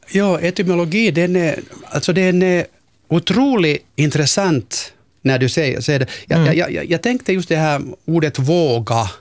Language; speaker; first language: Swedish; non-native, local second language; Finnish